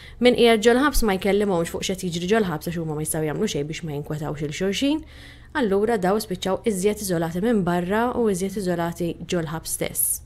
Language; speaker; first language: Maltese; native; Maltese